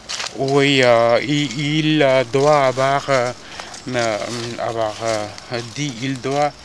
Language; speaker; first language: French; non-native, fluent; Korean